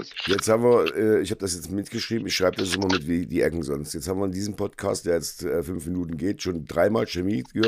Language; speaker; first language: German; native; German